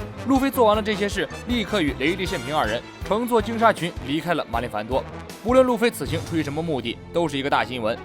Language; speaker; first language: Chinese; native; Chinese